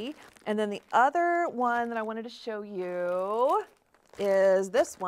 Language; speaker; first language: English; native; English